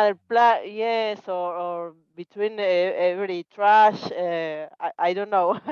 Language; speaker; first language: English; non-native, learner; Spanish